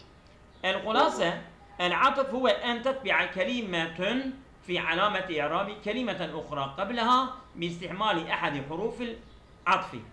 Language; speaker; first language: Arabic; non-native, fluent; Turkish